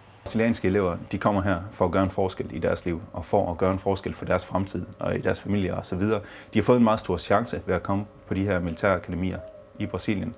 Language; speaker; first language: Danish; native; Danish